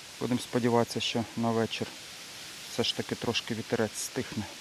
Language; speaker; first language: Ukrainian; native; Ukrainian